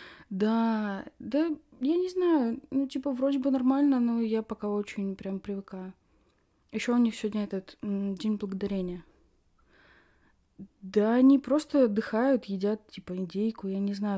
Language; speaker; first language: Russian; native; Russian